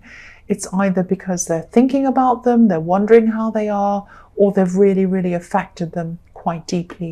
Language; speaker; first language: English; native; English